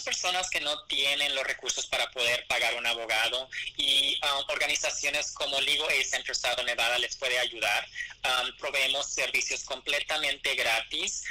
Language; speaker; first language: Spanish; early bilingual, other home language; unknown